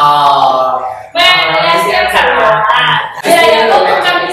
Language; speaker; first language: Spanish; early bilingual, other home language; Portuguese